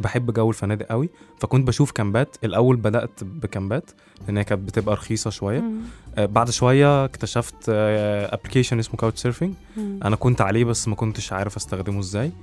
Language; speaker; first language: Arabic; native; Arabic